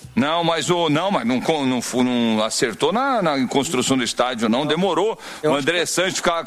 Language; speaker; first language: Portuguese; native; Portuguese